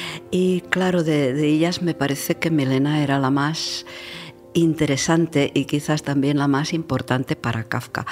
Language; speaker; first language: Spanish; non-native, fluent; Czech